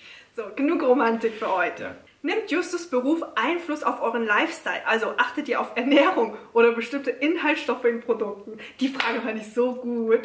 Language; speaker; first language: German; native; German